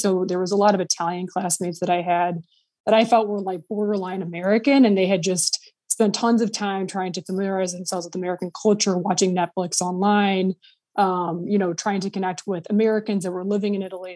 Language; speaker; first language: English; native; English